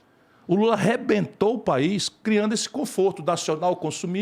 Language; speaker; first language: Portuguese; native; Portuguese